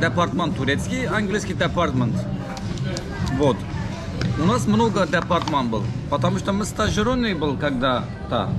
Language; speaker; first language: Russian; non-native, learner; Turkish